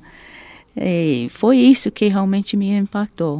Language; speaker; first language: Portuguese; non-native, fluent; English